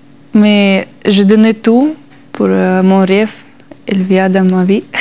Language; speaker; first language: French; non-native, learner; Russian